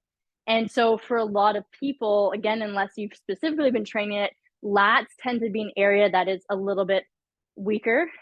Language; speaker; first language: English; native; English